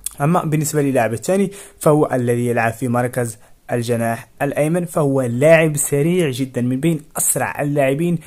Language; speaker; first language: Arabic; native; Arabic